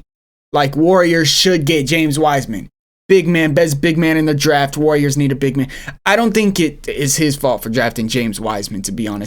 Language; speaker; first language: English; native; English